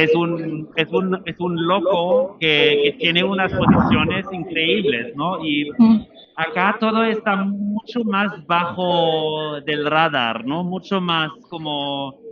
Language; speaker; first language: Spanish; non-native, fluent; German